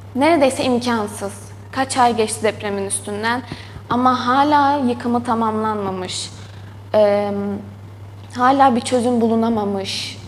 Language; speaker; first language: Turkish; native; Turkish